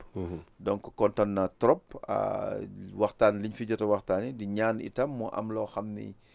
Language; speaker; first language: French; non-native, local second language; Wolof